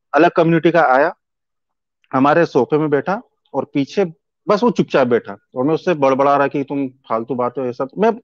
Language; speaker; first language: Hindi; native; Hindi